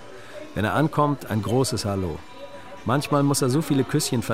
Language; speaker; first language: German; native; German